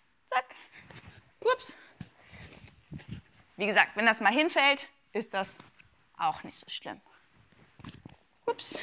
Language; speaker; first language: German; native; German